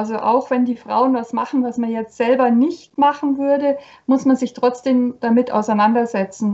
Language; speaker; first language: German; native; German